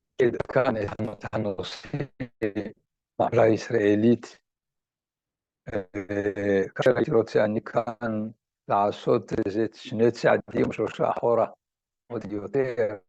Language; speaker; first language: Hebrew; non-native, fluent; French